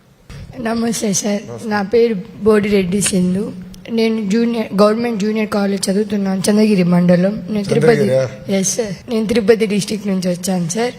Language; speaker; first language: Telugu; native; Telugu